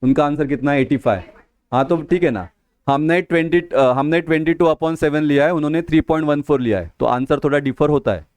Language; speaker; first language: Hindi; non-native, local second language; Marathi